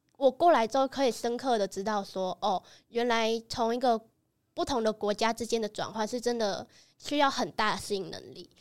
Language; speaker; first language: Chinese; early bilingual, other home language; Vietnamese